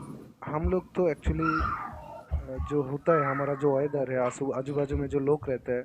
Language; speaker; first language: Hindi; non-native, learner; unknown